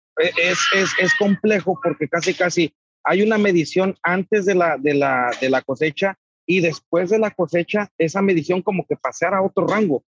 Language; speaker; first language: Spanish; native; Spanish